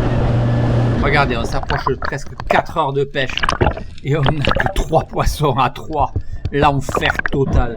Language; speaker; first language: French; native; French